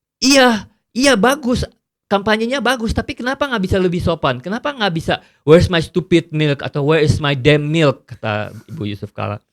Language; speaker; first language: Indonesian; native; Indonesian